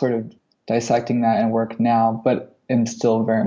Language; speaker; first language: English; native; English